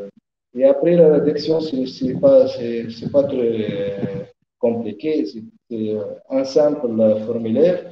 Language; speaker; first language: French; non-native, learner; Arabic